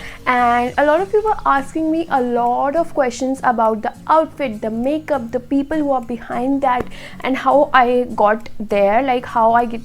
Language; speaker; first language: English; non-native, local second language; Hindi